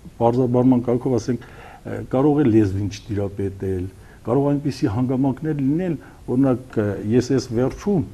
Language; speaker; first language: Armenian; non-native, local second language; Kurdish